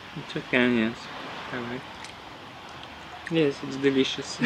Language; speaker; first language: English; non-native, learner; Russian